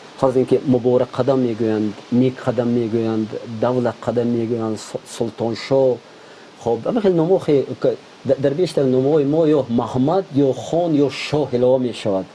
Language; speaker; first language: Tajik; non-native, local second language; Shughni